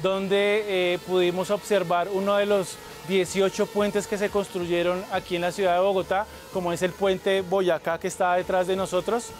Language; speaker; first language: Spanish; native; Spanish